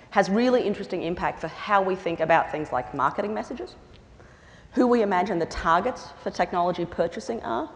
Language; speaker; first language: English; native; English